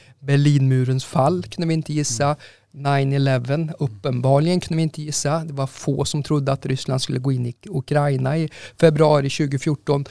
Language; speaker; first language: Swedish; native; Swedish